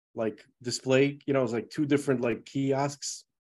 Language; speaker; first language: English; early bilingual, other home language; Russian